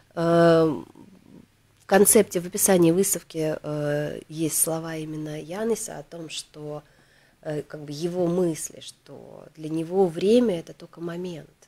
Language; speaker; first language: Russian; native; Russian